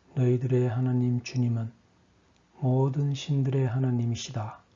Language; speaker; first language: Korean; native; Korean